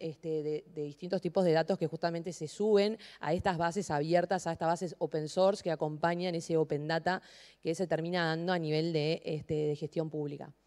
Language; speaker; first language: Spanish; native; Spanish